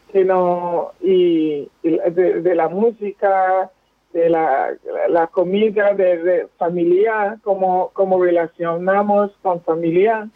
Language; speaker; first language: Spanish; non-native, fluent; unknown